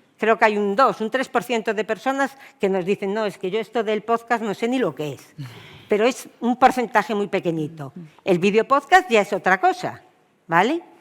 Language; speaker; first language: Spanish; native; Spanish